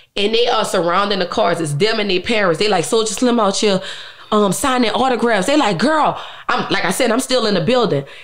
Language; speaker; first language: English; native; English